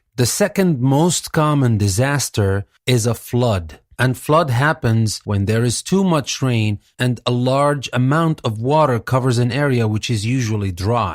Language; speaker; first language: English; non-native, fluent; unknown